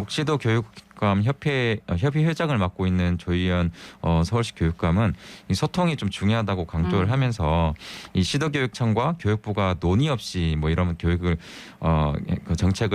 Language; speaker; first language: Korean; native; Korean